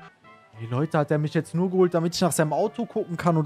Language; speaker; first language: German; native; German